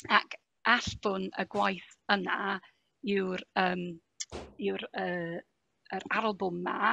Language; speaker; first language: Welsh; non-native, fluent; English